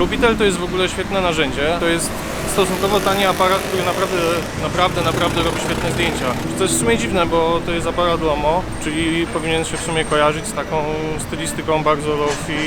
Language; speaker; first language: Polish; native; Polish